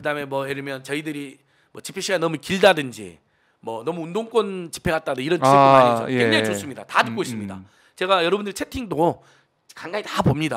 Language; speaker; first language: Korean; native; Korean